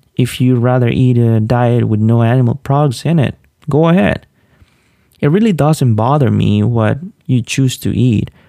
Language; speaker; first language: English; non-native, fluent; Spanish